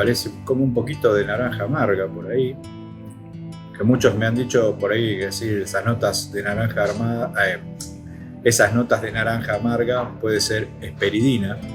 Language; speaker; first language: Spanish; native; Spanish